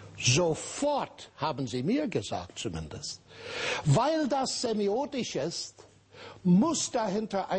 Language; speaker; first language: German; non-native, fluent; English